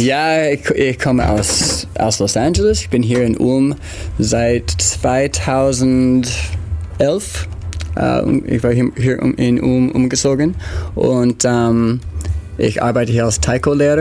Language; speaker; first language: German; non-native, learner; English